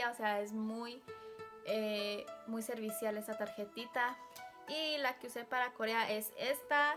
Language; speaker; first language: Spanish; early bilingual, heritage; Spanish